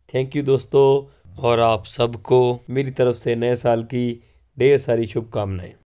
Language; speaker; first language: Hindi; non-native, local second language; Punjabi